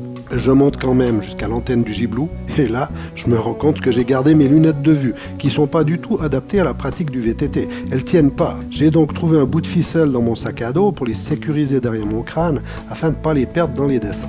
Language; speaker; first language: French; native; French